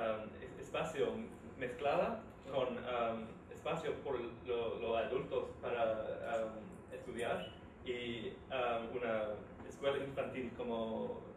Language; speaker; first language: Spanish; non-native, learner; English